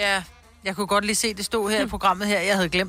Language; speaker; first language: Danish; native; Danish